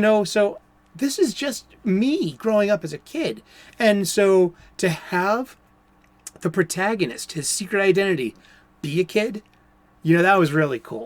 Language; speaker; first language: English; native; English